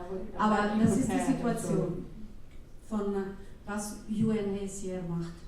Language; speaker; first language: German; non-native, fluent; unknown